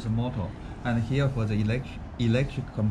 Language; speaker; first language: English; non-native, learner; Chinese